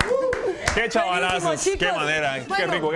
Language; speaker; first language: Spanish; native; Spanish